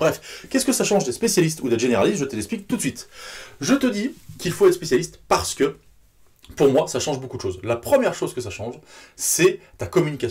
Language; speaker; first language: French; native; French